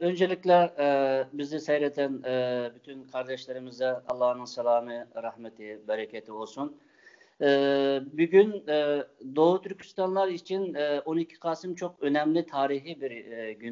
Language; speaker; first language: Turkish; non-native, fluent; Uyghur